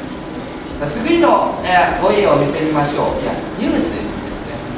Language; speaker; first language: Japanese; non-native, fluent; Indonesian